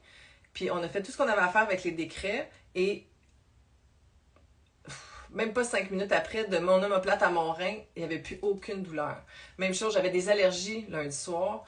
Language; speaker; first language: French; native; French